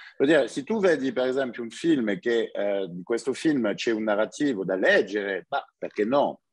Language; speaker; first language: Italian; early bilingual, heritage; French